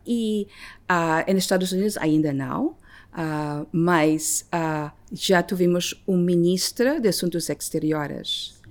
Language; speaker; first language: Portuguese; non-native, learner; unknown